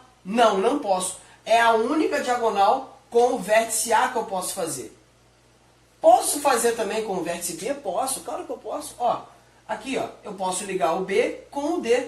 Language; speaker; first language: Portuguese; native; Portuguese